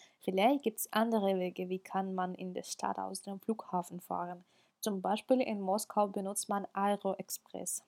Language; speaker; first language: German; non-native, fluent; Russian